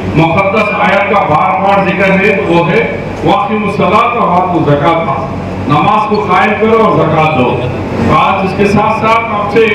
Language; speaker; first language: Urdu; native; Urdu